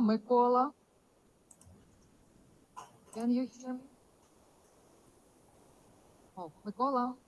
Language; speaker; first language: English; non-native, fluent; Ukrainian